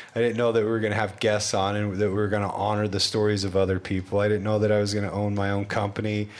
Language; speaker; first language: English; native; English